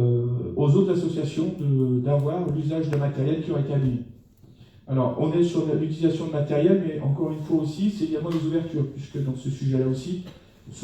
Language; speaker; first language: French; native; French